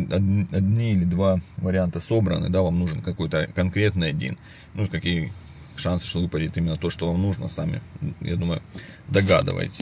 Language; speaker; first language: Russian; native; Russian